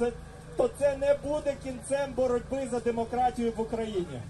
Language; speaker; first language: Ukrainian; non-native, learner; German